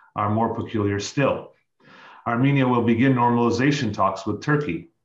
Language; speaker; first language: English; native; English